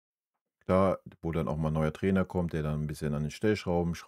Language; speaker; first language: German; native; German